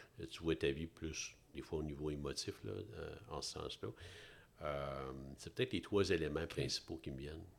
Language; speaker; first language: French; native; French